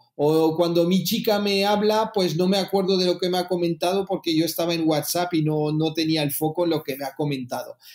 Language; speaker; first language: Spanish; early bilingual, heritage; French